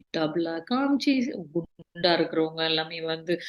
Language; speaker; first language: Tamil; early bilingual, heritage; Tamil